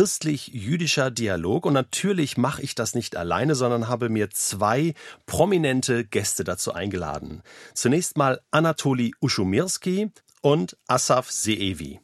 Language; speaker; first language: German; native; German